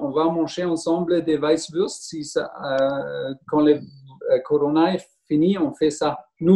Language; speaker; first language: French; non-native, learner; German